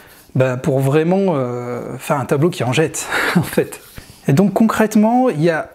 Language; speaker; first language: French; native; French